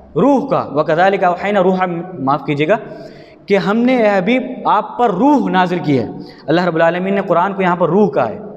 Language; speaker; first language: Urdu; native; Urdu